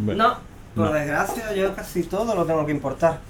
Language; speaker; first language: Spanish; native; Spanish